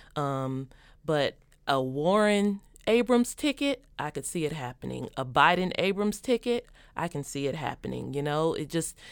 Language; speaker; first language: English; native; English